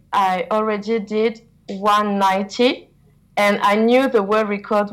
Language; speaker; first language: English; non-native, learner; French